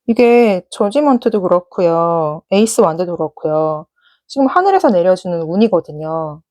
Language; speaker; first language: Korean; native; Korean